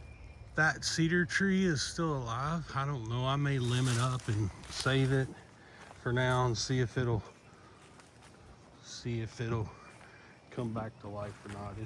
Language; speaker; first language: English; native; English